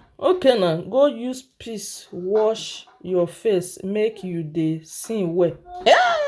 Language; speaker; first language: Nigerian Pidgin; non-native, local second language; Yoruba